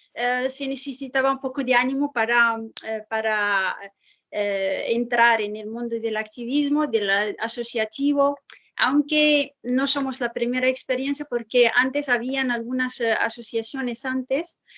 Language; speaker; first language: Spanish; non-native, fluent; Arabic